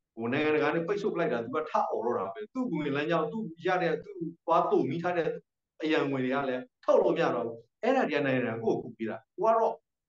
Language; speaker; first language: Burmese; non-native, local second language; S'gaw Karen